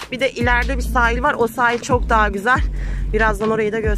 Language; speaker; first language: Turkish; native; Turkish